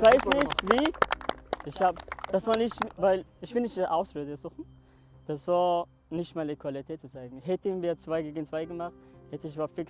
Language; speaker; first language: German; non-native, learner; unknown